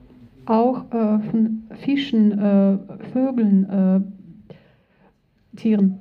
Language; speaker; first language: German; non-native, fluent; Russian